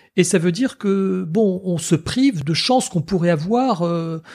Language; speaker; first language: French; native; French